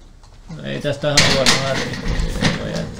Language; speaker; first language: Finnish; native; Finnish